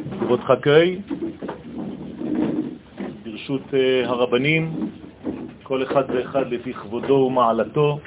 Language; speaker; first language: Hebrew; non-native, learner; French